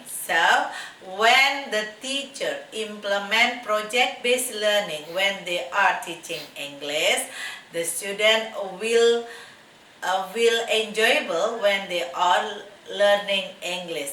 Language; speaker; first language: English; non-native, fluent; Indonesian